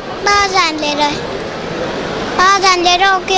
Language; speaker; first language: Turkish; native; Turkish